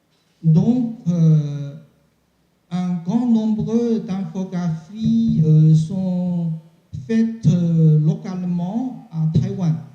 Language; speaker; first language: French; non-native, learner; Chinese